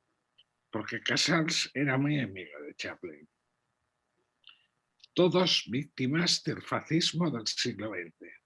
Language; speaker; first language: Spanish; non-native, local second language; Catalan